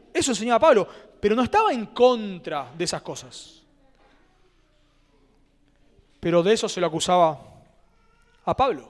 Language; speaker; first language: Spanish; native; Spanish